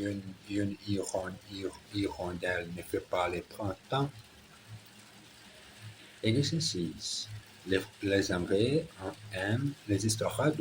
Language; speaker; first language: French; non-native, learner; Portuguese